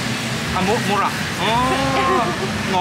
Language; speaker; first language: Vietnamese; non-native, learner; Japanese